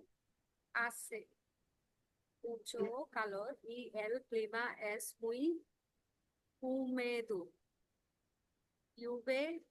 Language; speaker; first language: Spanish; non-native, learner; Bangla